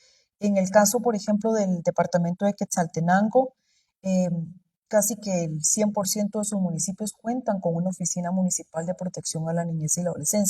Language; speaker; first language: Spanish; native; Spanish